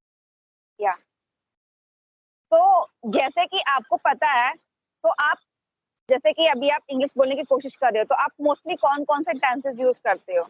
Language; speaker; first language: Hindi; native; Hindi